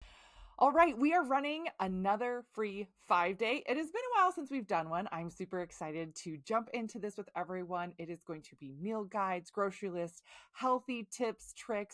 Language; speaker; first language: English; native; English